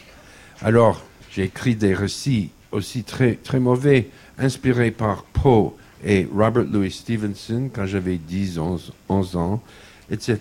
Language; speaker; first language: French; non-native, fluent; English